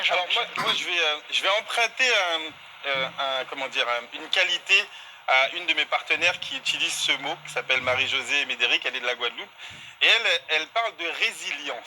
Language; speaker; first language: French; native; French